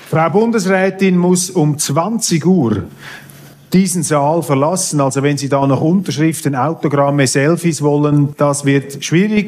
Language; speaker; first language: German; native; German